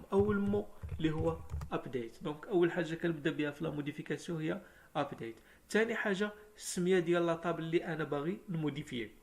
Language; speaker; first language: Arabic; native; Arabic